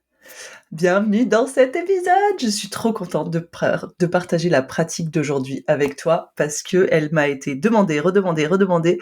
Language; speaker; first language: French; native; French